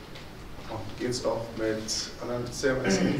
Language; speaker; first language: German; native; German